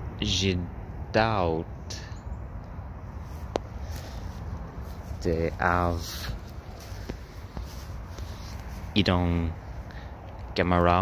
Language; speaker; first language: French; non-native, learner; English